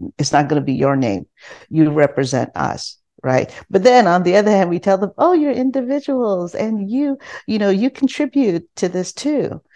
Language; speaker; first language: English; non-native, local second language; Filipino